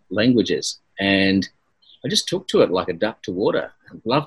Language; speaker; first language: English; native; English